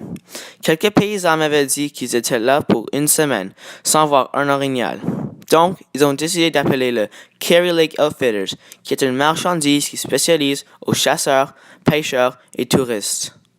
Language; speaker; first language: French; native; French